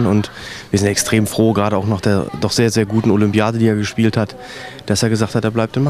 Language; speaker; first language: German; native; German